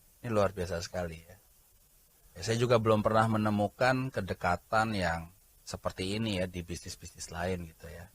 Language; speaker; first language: Indonesian; native; Indonesian